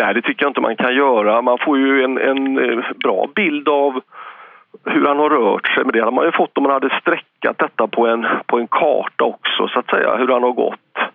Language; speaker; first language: Swedish; native; Swedish